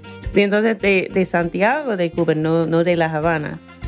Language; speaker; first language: Spanish; non-native, fluent; English